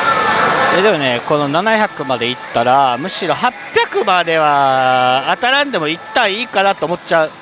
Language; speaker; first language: Japanese; native; Japanese